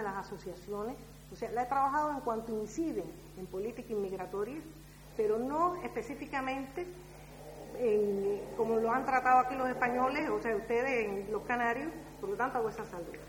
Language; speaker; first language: Spanish; native; Spanish